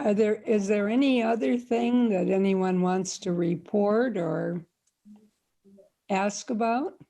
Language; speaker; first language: English; native; English